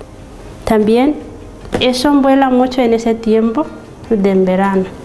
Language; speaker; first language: Spanish; non-native, fluent; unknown